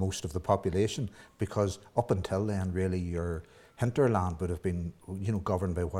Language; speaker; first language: English; native; English